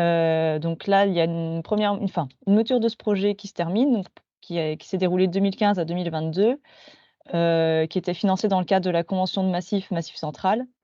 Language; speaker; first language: French; native; French